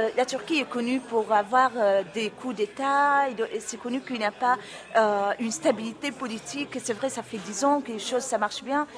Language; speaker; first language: French; non-native, fluent; Arabic